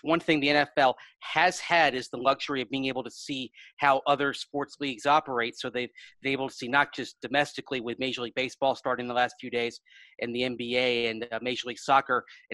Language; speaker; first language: English; native; English